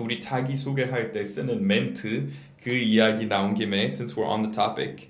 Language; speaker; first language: Korean; non-native, fluent; English